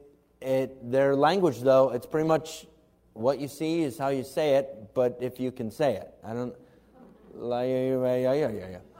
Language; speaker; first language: English; native; English